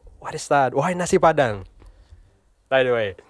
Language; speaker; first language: English; non-native, fluent; Indonesian